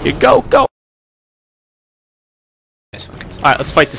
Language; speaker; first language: English; native; English